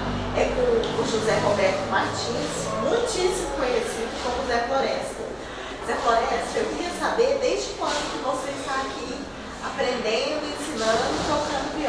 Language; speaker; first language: Portuguese; native; Portuguese